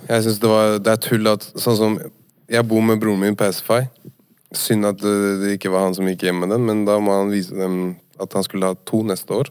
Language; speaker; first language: Norwegian; native; Norwegian